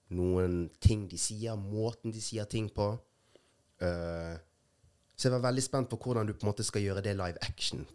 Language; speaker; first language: Norwegian; early bilingual, other home language; Rundi